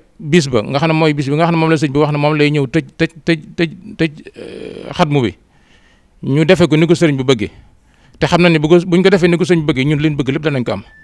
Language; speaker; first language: Wolof; native; Wolof